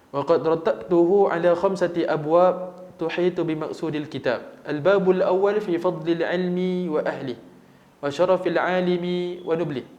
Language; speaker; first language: Arabic; non-native, fluent; Malay